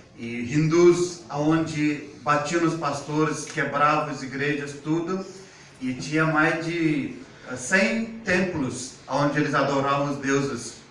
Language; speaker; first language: Portuguese; non-native, fluent; Hindi